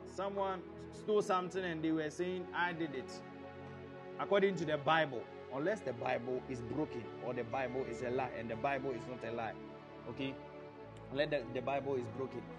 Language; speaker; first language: English; non-native, local second language; Akan